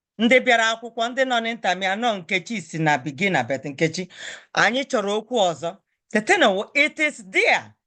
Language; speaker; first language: Igbo; native; Igbo